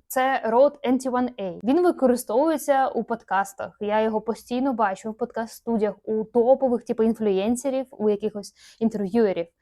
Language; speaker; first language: Ukrainian; non-native, local second language; Russian